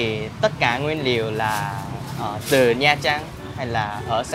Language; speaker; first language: Vietnamese; early bilingual, other home language; Korean